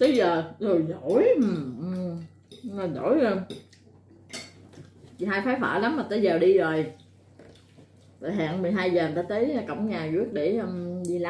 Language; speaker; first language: Vietnamese; native; Vietnamese